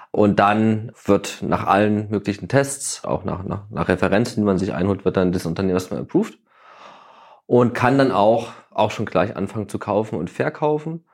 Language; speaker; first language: German; native; German